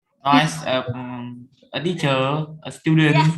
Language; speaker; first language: English; non-native, learner; Vietnamese